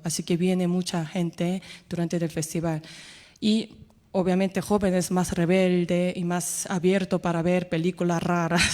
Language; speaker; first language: Spanish; non-native, learner; Korean